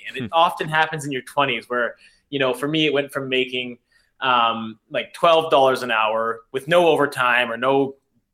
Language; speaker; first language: English; native; English